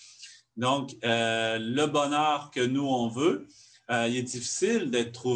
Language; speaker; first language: French; native; French